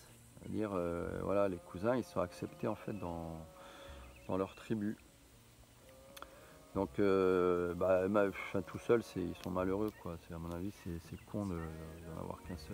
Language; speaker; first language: French; native; French